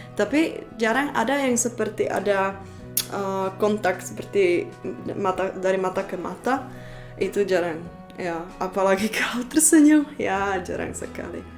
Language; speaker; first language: Indonesian; non-native, fluent; Czech